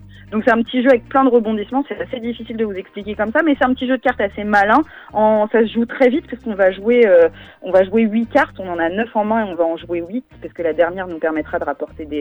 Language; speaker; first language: French; native; French